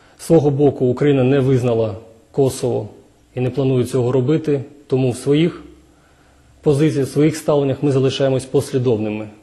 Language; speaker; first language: Ukrainian; native; Ukrainian